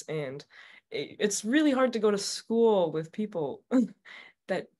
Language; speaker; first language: English; native; English